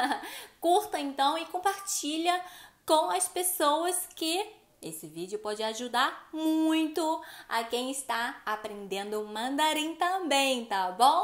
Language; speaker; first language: Portuguese; non-native, fluent; Chinese